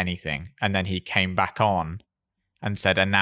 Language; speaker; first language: English; native; English